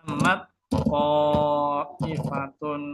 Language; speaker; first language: Arabic; non-native, fluent; Indonesian